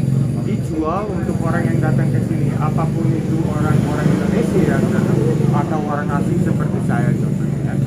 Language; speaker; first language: Indonesian; non-native, fluent; Serbian